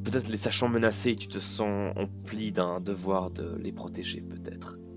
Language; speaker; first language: French; native; French